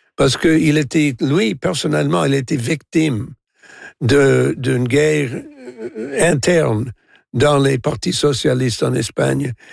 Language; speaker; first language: French; non-native, local second language; English